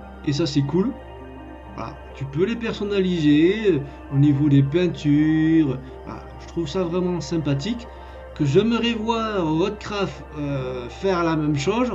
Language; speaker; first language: French; native; French